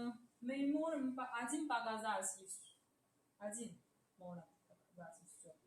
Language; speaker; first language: Russian; non-native, learner; Chinese